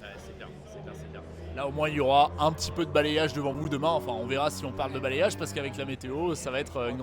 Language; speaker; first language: French; native; French